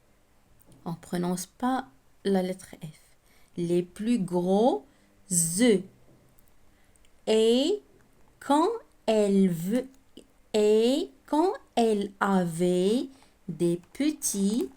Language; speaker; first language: French; non-native, local second language; Arabic